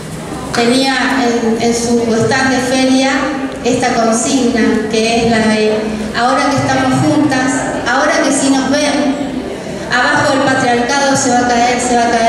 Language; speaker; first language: Spanish; native; Spanish